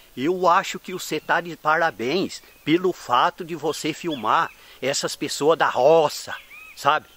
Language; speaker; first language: Portuguese; native; Portuguese